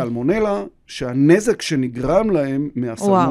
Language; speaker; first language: Hebrew; native; Hebrew